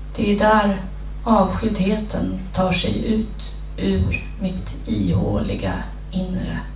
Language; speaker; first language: Swedish; native; Swedish